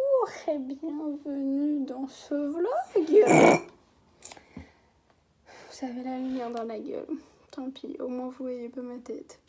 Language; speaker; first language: French; native; French